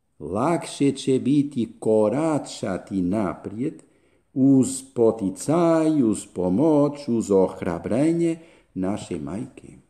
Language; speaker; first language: Croatian; non-native, fluent; Spanish